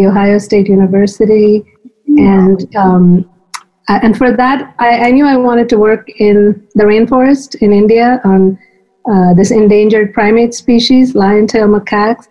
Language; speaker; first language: English; non-native, local second language; Hindi